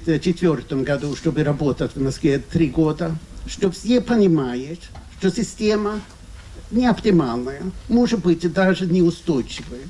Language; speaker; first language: Russian; non-native, fluent; Swedish